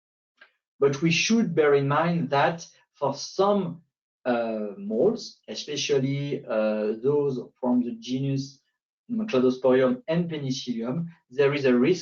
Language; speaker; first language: English; non-native, fluent; French